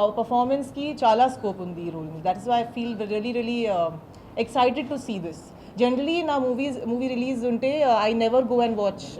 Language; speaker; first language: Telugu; non-native, learner; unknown